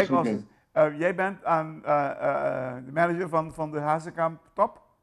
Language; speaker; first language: Dutch; non-native, local second language; Papiamento